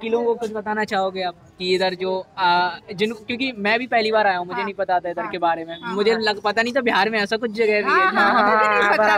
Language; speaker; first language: Hindi; native; Hindi